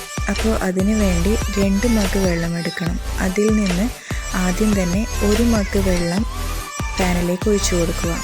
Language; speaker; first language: Malayalam; native; Malayalam